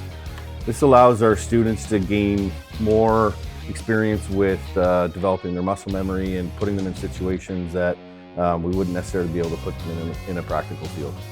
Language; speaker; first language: English; native; English